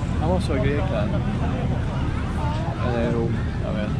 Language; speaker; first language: Swedish; native; Swedish